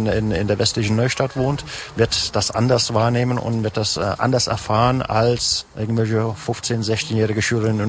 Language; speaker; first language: German; native; German